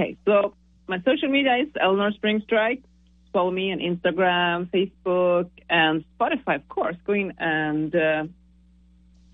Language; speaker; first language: English; non-native, fluent; Swedish